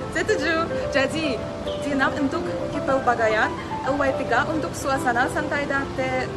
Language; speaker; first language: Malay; non-native, learner; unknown